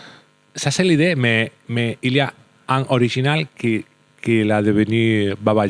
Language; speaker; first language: French; non-native, learner; Spanish